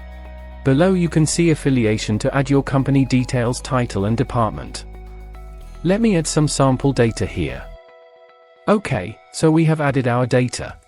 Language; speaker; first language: English; non-native, local second language; Hindi